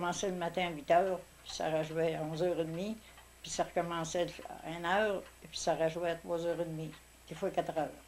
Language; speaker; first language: French; native; French